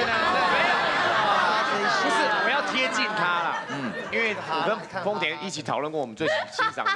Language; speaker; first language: Chinese; native; Chinese